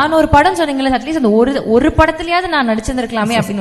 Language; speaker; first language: Tamil; native; Tamil